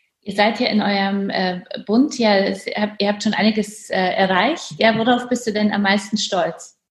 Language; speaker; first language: German; non-native, fluent; Polish